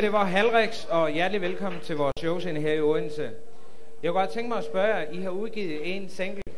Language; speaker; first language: Danish; native; Danish